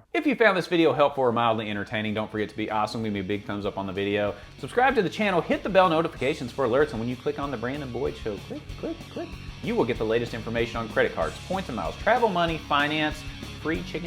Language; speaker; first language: English; native; English